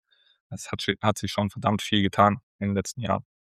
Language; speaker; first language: German; native; German